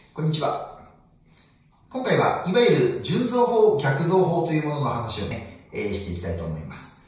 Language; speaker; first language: Japanese; native; Japanese